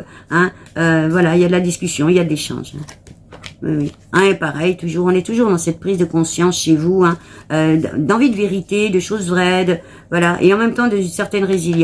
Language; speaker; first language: French; native; French